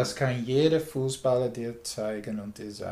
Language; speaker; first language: German; non-native, learner; English